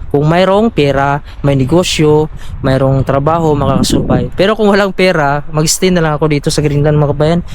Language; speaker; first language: Filipino; non-native, local second language; Cebuano